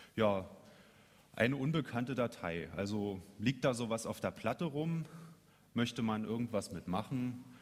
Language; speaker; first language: German; native; German